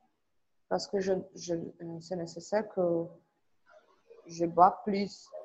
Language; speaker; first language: French; non-native, learner; Portuguese